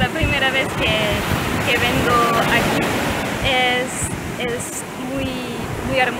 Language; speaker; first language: Spanish; non-native, learner; French